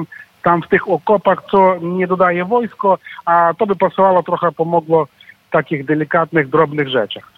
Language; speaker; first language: Polish; non-native, learner; Ukrainian